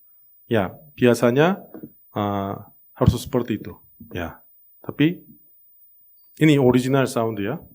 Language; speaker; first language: Indonesian; non-native, fluent; Korean